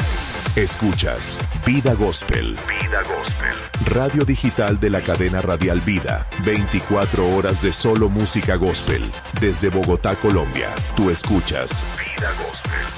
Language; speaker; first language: Spanish; native; Spanish